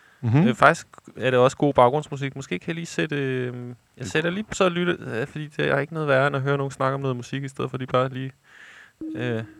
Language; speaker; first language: Danish; native; Danish